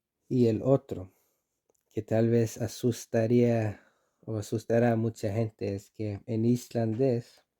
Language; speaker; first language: Spanish; non-native, fluent; Icelandic